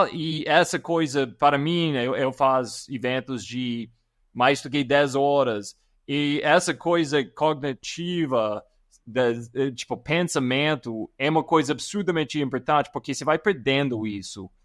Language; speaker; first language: Portuguese; non-native, fluent; English